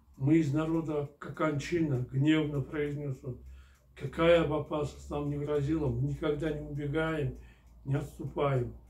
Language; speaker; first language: Russian; non-native, local second language; Kyrgyz